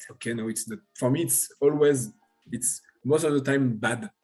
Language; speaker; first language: English; non-native, learner; French